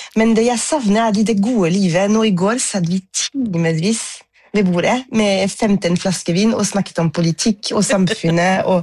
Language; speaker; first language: Norwegian; non-native, fluent; French